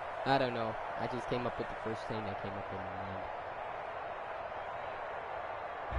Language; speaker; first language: English; native; English